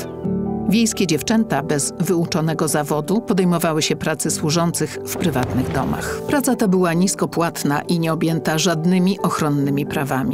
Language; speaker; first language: Polish; native; Polish